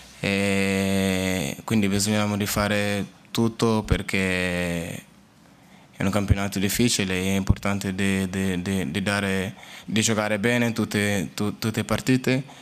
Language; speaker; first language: Italian; non-native, learner; Portuguese